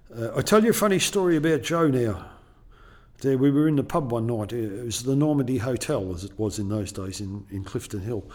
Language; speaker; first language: English; native; English